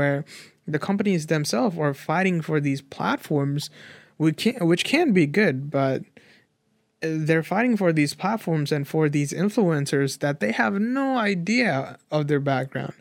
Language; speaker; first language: English; non-native, local second language; Nepali